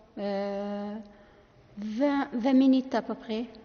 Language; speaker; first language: French; non-native, learner; Arabic